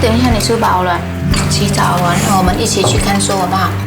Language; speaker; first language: Chinese; non-native, fluent; Vietnamese